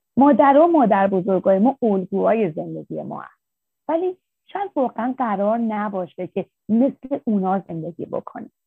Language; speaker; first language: Persian; native; Persian